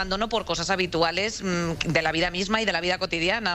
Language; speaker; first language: Spanish; native; Spanish